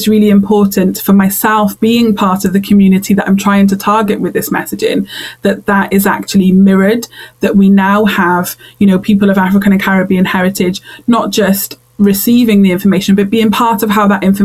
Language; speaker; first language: English; native; English